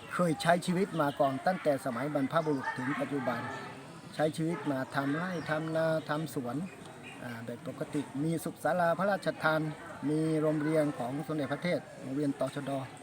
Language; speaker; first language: Thai; non-native, local second language; S'gaw Karen